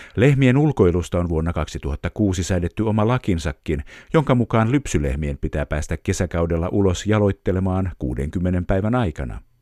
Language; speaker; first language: Finnish; native; Finnish